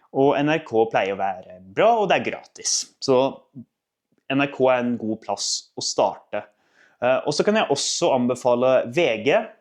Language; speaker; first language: Norwegian; native; Norwegian